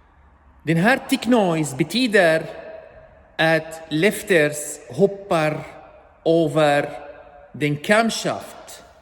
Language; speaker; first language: Swedish; non-native, learner; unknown